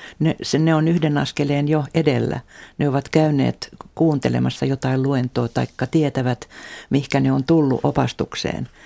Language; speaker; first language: Finnish; native; Finnish